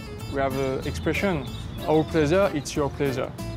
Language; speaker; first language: English; non-native, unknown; French